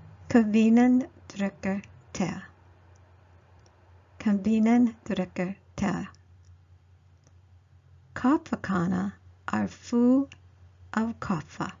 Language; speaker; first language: Norwegian; non-native, learner; English